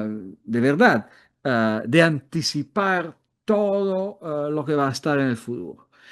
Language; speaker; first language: Spanish; non-native, fluent; Italian